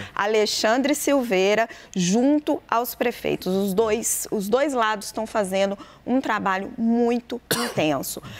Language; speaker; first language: Portuguese; native; Portuguese